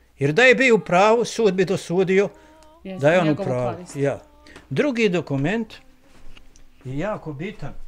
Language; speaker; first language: Croatian; native; Croatian